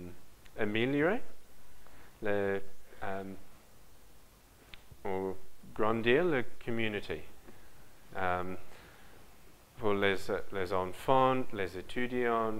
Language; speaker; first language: French; non-native, learner; English